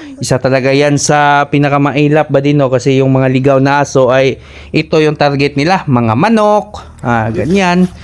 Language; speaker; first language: Filipino; non-native, local second language; Cebuano